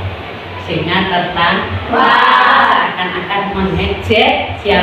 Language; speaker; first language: Indonesian; native; Indonesian